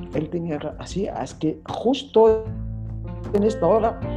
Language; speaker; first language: Spanish; non-native, fluent; Arabic